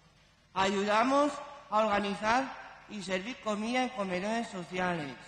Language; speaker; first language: Spanish; native; Spanish